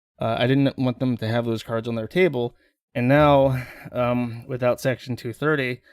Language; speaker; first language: English; native; English